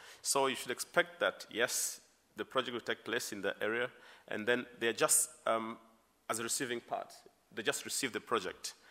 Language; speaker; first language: English; non-native, local second language; Swahili